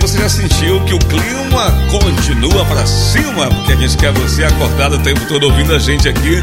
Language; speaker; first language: Portuguese; native; Portuguese